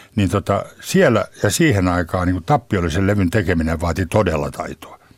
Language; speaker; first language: Finnish; native; Finnish